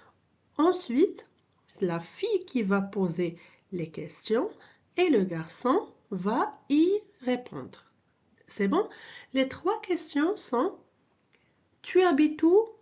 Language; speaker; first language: French; non-native, local second language; Arabic